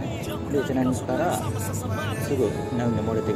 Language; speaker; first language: Japanese; non-native, fluent; Indonesian